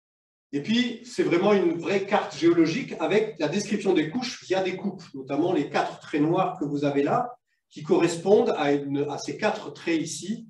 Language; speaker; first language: French; native; French